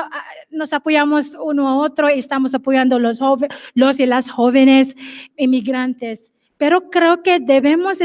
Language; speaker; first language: Spanish; non-native, fluent; English